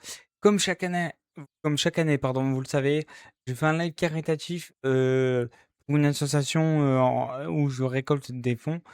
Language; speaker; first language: French; native; French